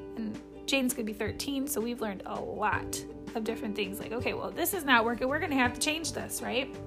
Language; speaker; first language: English; native; English